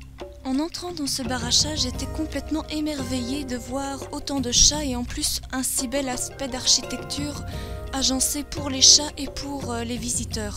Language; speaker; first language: French; native; French